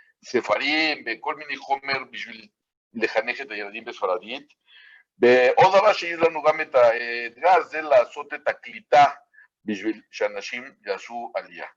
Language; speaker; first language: Hebrew; non-native, fluent; Spanish